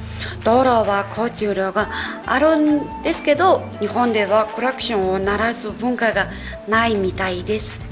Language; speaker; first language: Japanese; non-native, fluent; Mongolian